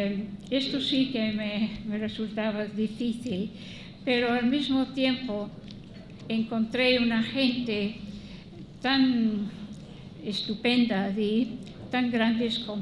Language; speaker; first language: Spanish; non-native, fluent; English